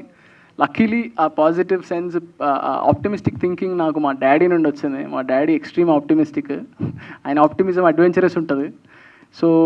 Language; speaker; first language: Telugu; native; Telugu